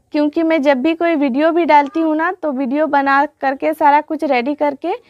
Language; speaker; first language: Hindi; native; Hindi